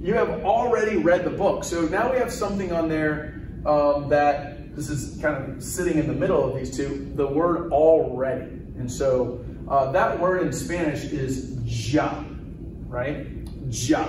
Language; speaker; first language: English; native; English